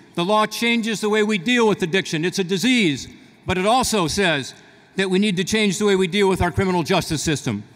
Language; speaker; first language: English; native; English